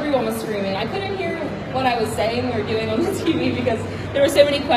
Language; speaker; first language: English; native; English